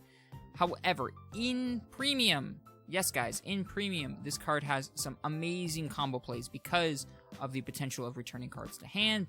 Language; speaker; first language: English; native; English